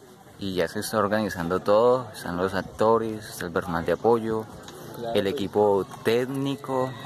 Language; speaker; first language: Spanish; native; Spanish